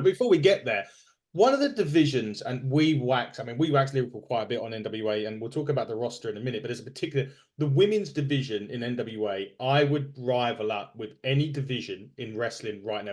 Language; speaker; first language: English; native; English